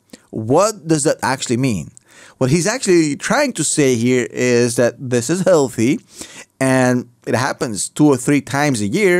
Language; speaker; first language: English; native; English